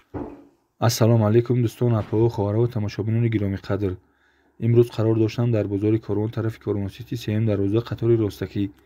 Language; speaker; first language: Tajik; native; Tajik